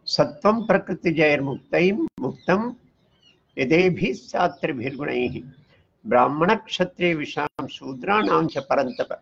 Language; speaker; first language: Hindi; non-native, local second language; Tamil